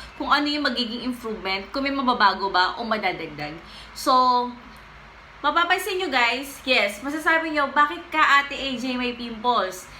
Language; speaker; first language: Filipino; native; Filipino